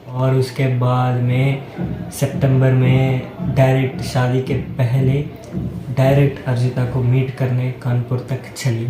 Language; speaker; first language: Hindi; non-native, local second language; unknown